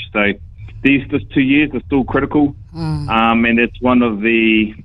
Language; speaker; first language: English; native; English